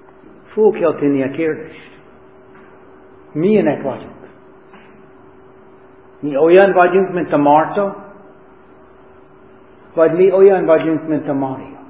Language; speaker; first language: Hungarian; non-native, learner; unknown